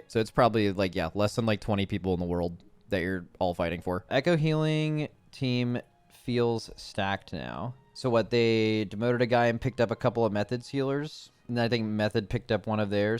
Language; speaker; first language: English; native; English